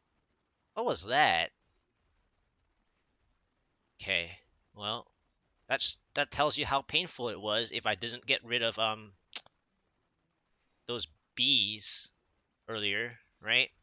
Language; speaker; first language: English; native; English